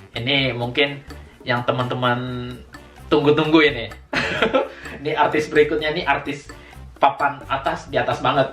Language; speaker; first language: Indonesian; native; Indonesian